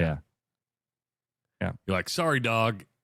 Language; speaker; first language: English; native; English